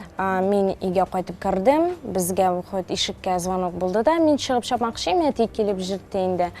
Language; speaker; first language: Tatar; non-native, local second language; Russian